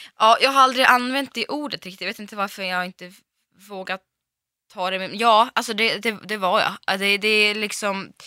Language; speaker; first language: Swedish; early bilingual, other home language; Russian